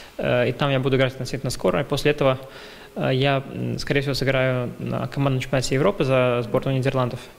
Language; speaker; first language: Russian; early bilingual, heritage; Russian